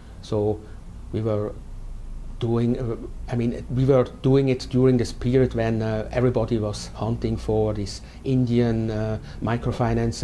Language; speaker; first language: English; non-native, fluent; German